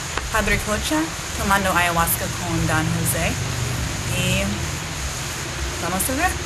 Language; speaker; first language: Spanish; non-native, fluent; English